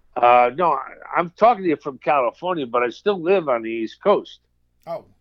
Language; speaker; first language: English; native; English